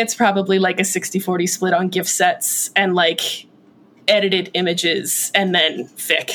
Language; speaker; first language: English; native; English